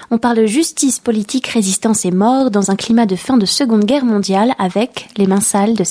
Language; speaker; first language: French; native; French